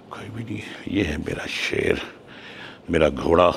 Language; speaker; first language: Urdu; non-native, local second language; Punjabi